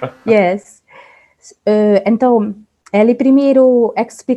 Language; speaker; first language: Portuguese; non-native, fluent; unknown